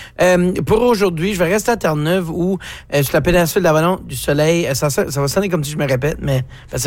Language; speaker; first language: French; native; French